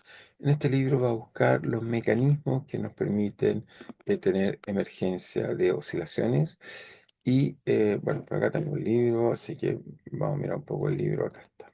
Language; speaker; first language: Spanish; native; Spanish